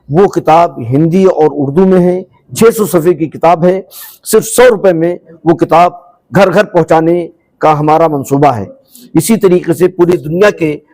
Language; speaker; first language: Urdu; native; Urdu